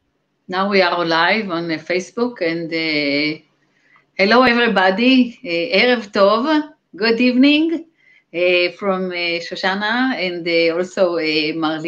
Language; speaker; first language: English; non-native, fluent; Hebrew